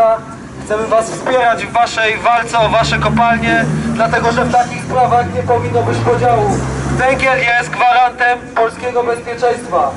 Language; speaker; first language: Polish; native; Polish